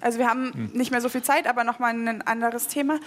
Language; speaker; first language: German; native; German